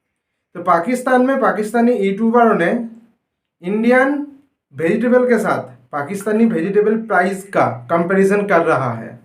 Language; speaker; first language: Hindi; non-native, local second language; Bangla